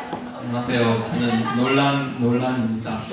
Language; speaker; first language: Korean; non-native, fluent; English